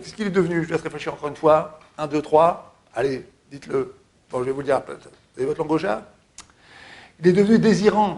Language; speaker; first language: French; native; French